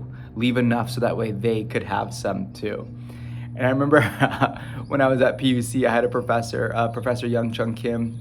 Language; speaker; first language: English; native; English